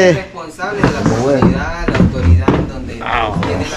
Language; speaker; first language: Spanish; non-native, local second language; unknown